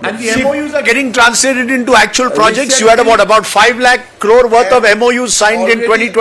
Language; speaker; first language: English; native; English